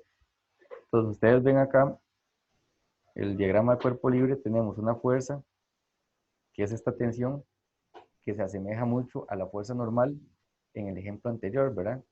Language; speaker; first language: Spanish; native; Spanish